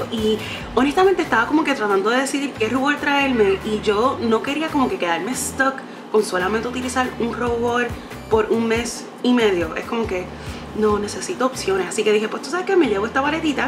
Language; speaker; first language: Spanish; native; Spanish